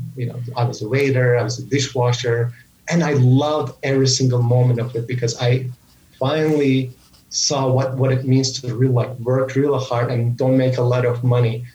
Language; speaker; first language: English; non-native, fluent; Turkish